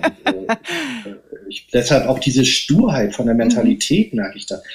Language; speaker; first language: German; native; German